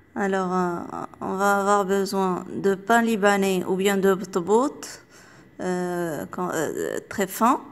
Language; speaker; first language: French; non-native, local second language; Arabic